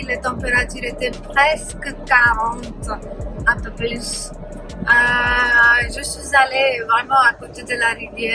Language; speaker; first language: French; non-native, learner; Punjabi